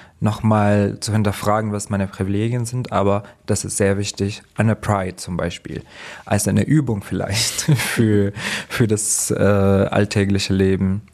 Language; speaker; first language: German; non-native, fluent; Arabic